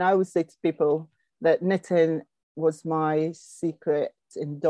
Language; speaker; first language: English; native; English